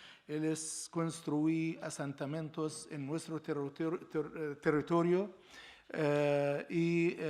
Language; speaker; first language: Spanish; non-native, learner; Arabic